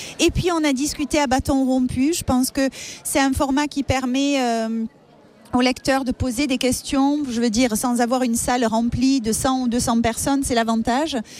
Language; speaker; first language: French; native; French